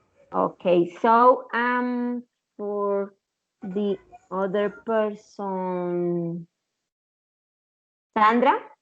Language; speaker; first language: English; non-native, learner; Spanish